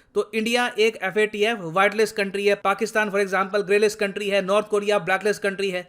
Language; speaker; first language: Hindi; native; Hindi